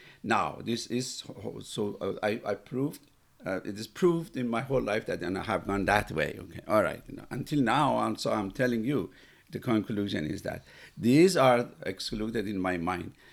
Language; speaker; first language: English; non-native, fluent; Persian